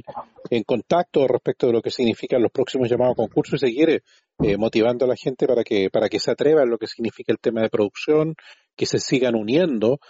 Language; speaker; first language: Spanish; native; Spanish